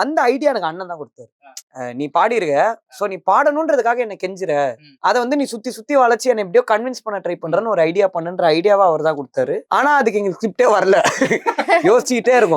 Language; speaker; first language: Tamil; native; Tamil